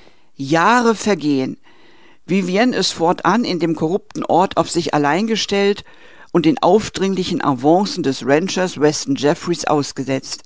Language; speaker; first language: German; native; German